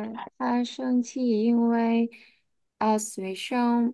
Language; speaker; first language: Chinese; non-native, learner; Vietnamese